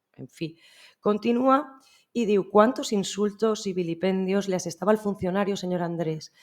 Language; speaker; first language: Spanish; non-native, local second language; Catalan